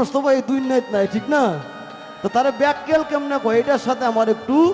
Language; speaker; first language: Bangla; non-native, local second language; Sylheti